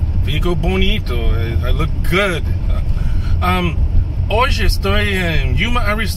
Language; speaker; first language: Portuguese; non-native, learner; English